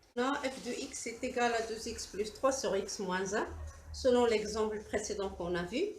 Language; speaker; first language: French; non-native, local second language; Arabic